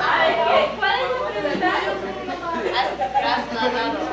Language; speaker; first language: Spanish; early bilingual, other home language; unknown